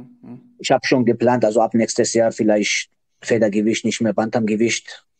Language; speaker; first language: German; non-native, learner; Georgian